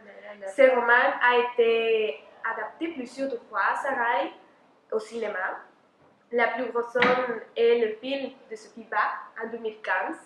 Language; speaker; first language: French; non-native, learner; Spanish